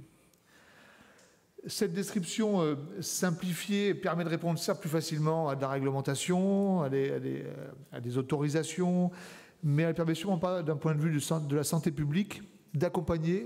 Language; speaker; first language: French; native; French